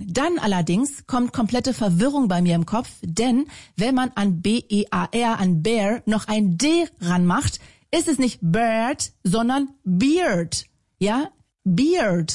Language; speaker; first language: German; native; German